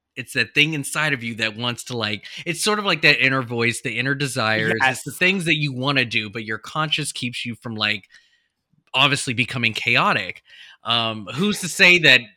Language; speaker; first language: English; native; English